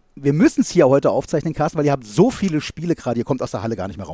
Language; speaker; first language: German; native; German